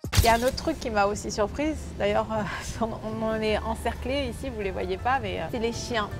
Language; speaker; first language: French; native; French